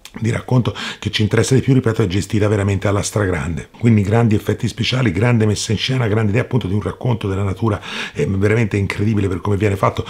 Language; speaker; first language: Italian; native; Italian